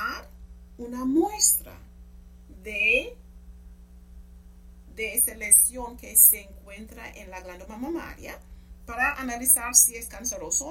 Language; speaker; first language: Spanish; non-native, fluent; English